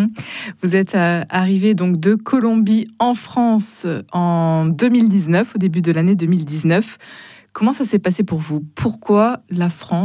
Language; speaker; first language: French; native; French